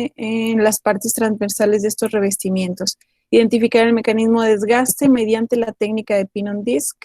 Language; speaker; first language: Spanish; native; Spanish